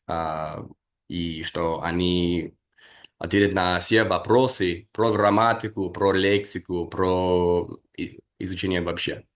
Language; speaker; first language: Russian; non-native, fluent; English